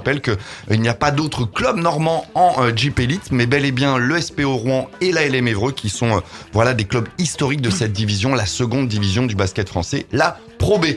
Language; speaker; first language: French; native; French